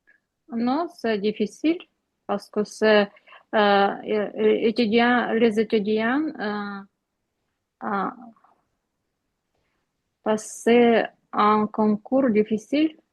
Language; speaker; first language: French; non-native, learner; Ukrainian